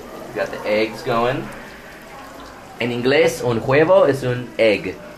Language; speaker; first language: Spanish; non-native, learner; English